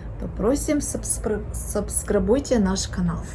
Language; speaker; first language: Ukrainian; non-native, local second language; Russian